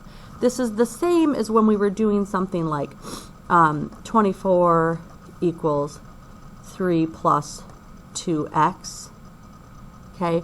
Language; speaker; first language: English; native; English